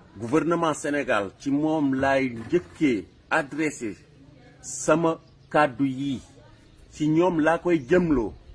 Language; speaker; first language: Wolof; non-native, local second language; Fula